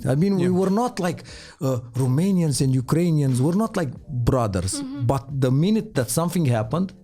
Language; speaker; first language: English; non-native, fluent; Romanian